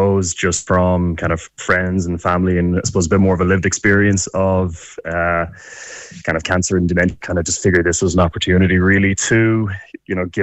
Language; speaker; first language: English; native; English